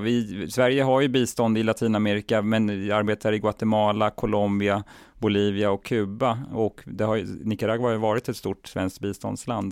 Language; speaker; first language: Swedish; native; Swedish